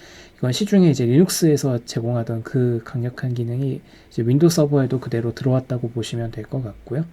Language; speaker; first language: Korean; native; Korean